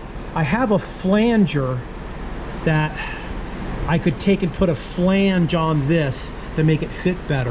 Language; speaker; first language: English; native; English